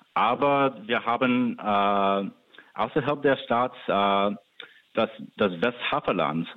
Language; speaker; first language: German; non-native, fluent; English